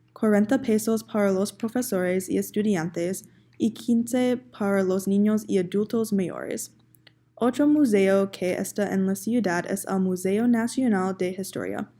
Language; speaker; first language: Spanish; non-native, learner; English